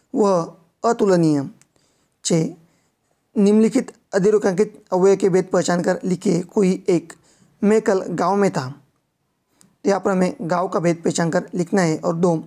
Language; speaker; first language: Hindi; non-native, local second language; Marathi